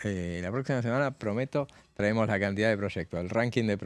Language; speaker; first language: Spanish; native; Spanish